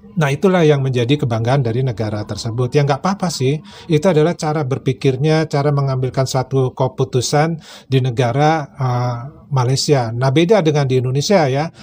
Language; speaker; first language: Indonesian; native; Indonesian